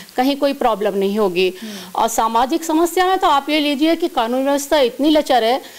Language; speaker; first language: Hindi; native; Hindi